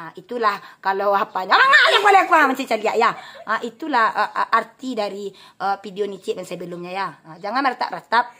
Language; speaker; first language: Malay; non-native, local second language; Minangkabau